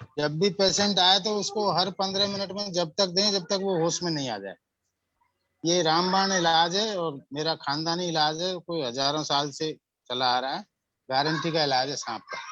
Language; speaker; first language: Hindi; native; Hindi